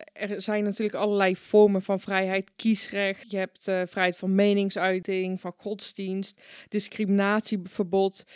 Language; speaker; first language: Dutch; early bilingual, other home language; Persian